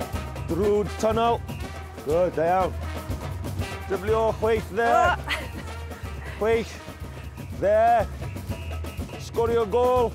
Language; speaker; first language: Welsh; non-native, learner; English